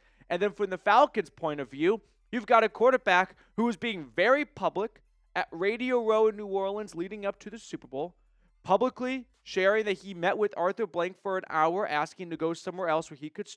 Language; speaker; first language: English; native; English